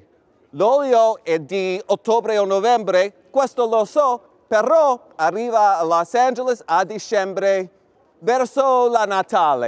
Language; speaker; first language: Italian; non-native, learner; English